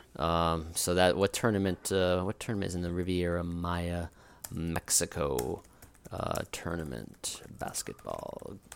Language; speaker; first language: English; native; English